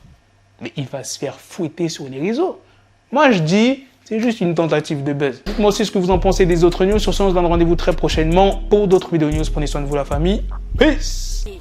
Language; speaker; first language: French; native; French